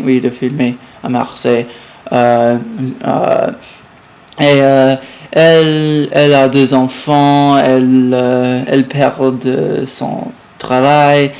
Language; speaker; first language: French; non-native, learner; English